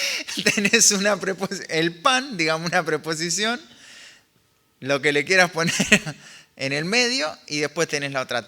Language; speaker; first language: Spanish; native; Spanish